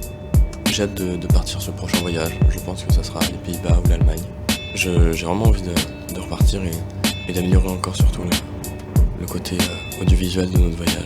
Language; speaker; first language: French; native; French